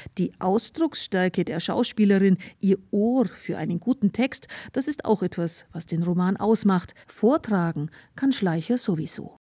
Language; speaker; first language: German; native; German